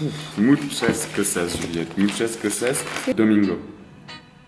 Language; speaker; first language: Spanish; non-native, learner; French